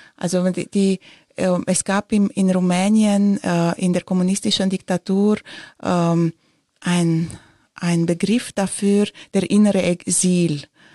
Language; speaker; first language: German; non-native, fluent; Romanian